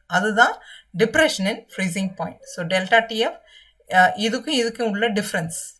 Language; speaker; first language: English; non-native, local second language; Tamil